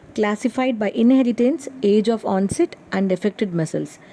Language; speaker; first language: English; non-native, local second language; Tamil